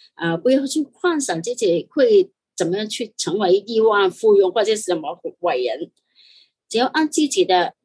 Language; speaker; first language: Chinese; non-native, fluent; Cantonese